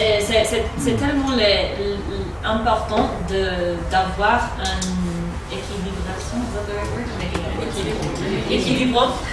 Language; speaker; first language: French; non-native, fluent; English